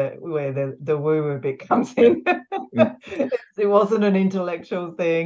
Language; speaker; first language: English; native; English